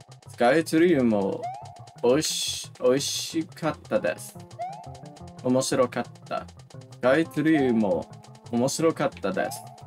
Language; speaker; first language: Japanese; non-native, learner; English